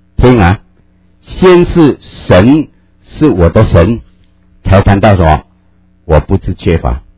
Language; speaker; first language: Chinese; native; Chinese